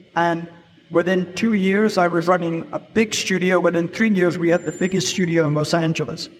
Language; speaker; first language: English; native; English